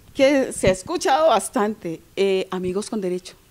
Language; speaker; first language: Spanish; native; Spanish